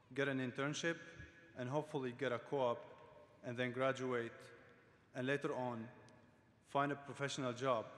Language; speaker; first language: English; non-native, fluent; Arabic